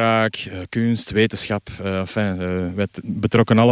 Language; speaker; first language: Dutch; native; Dutch